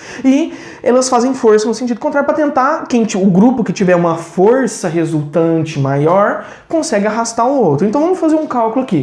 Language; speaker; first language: Portuguese; native; Portuguese